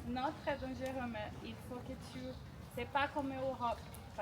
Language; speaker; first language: French; non-native, learner; Portuguese